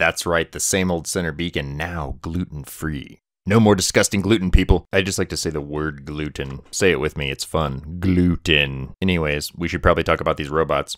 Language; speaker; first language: English; native; English